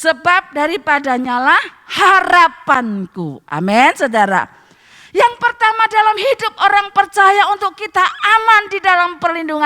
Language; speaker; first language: Indonesian; native; Indonesian